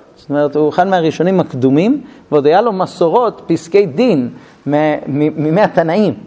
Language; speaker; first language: Hebrew; non-native, fluent; English